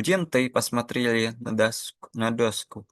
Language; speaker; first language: Russian; non-native, fluent; Indonesian